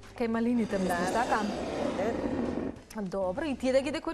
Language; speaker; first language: Macedonian; native; Macedonian